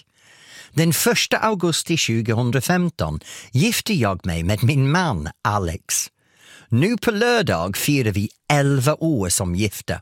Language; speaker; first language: Swedish; non-native, fluent; English